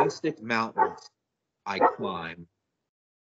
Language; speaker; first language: English; native; English